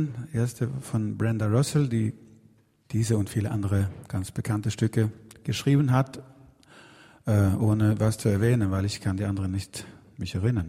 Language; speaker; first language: German; non-native, learner; Swedish